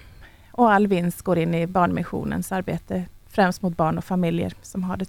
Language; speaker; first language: Swedish; native; Swedish